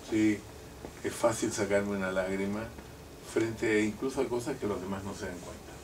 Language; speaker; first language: Spanish; non-native, local second language; German